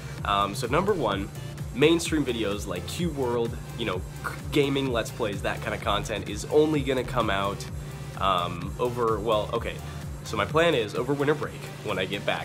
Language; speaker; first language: English; native; English